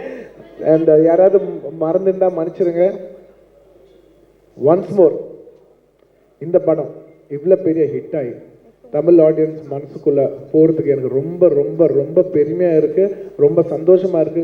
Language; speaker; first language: Tamil; non-native, local second language; Telugu